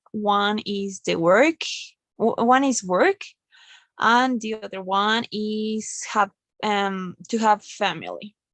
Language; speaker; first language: English; non-native, learner; Spanish